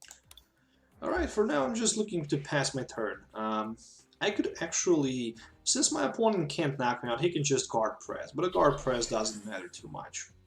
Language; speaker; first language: English; non-native, fluent; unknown